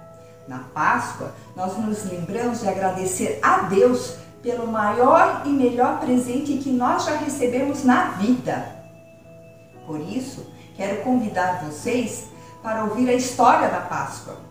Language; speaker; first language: Portuguese; native; Portuguese